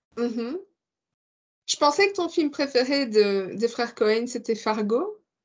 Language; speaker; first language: French; non-native, learner; English